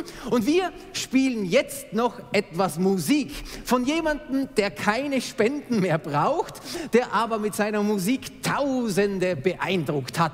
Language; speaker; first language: German; native; German